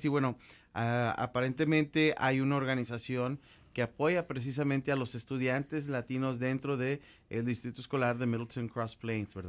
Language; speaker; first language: Spanish; native; Spanish